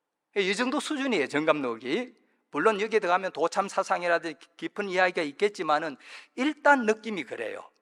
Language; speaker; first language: Korean; native; Korean